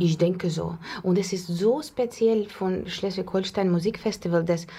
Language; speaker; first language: German; non-native, learner; Russian